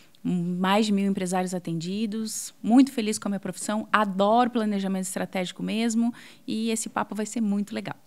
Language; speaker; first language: Portuguese; native; Portuguese